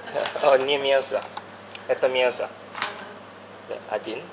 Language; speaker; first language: Russian; non-native, learner; English